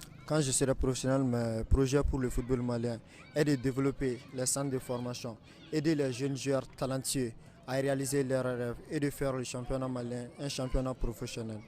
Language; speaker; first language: French; non-native, local second language; Bambara